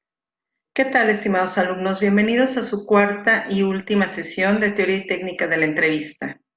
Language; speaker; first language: Spanish; native; Spanish